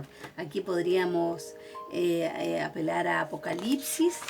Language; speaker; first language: Spanish; native; Spanish